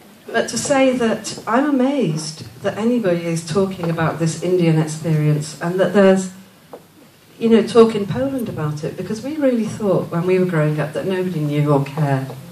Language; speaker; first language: English; native; English